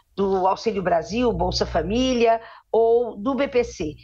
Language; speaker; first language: Portuguese; native; Portuguese